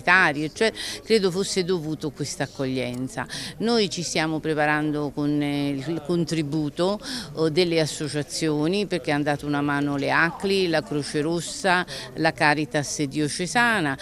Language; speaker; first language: Italian; native; Italian